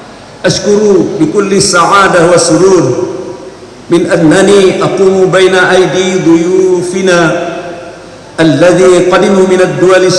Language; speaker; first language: Arabic; non-native, fluent; Indonesian